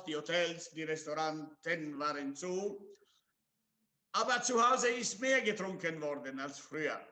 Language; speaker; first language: German; non-native, fluent; Italian